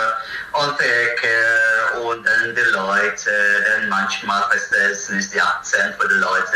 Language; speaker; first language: German; non-native, learner; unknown